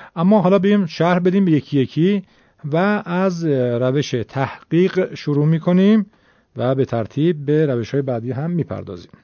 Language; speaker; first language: Persian; native; Persian